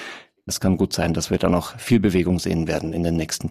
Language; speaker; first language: German; native; German